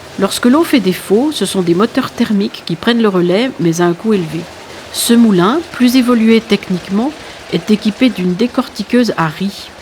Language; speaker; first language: French; native; French